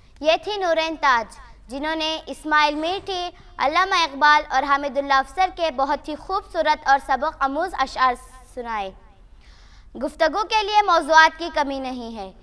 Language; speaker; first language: Urdu; native; Urdu